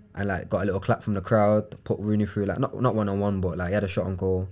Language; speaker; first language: English; native; English